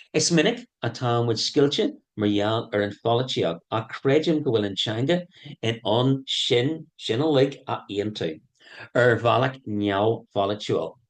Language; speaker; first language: Irish; non-native, local second language; English